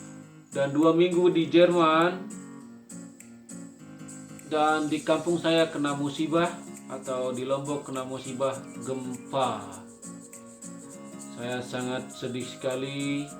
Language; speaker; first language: Indonesian; non-native, local second language; Sasak